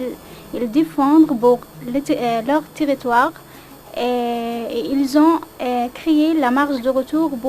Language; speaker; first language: French; non-native, learner; Arabic